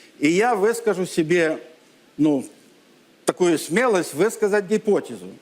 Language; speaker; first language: Russian; non-native, local second language; Ukrainian